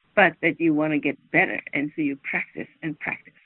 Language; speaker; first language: English; non-native, fluent; Swedish